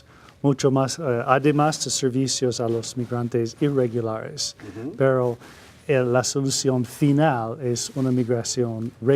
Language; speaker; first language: Spanish; non-native, fluent; English